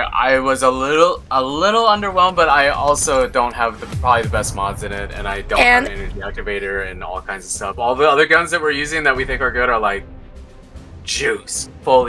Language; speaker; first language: English; native; English